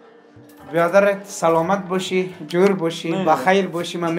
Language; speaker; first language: Persian; native; Persian